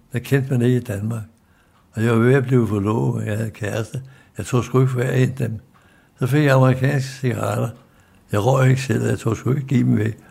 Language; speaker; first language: Danish; native; Danish